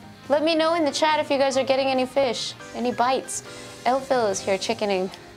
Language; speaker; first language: English; native; English